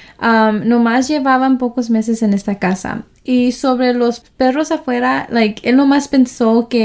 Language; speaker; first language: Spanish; early bilingual, heritage; Spanish